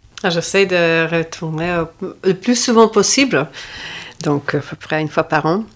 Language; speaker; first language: French; non-native, fluent; Polish